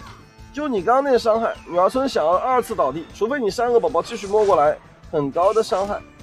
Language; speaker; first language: Chinese; native; Chinese